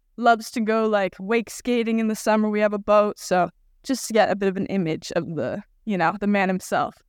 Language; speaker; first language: English; native; English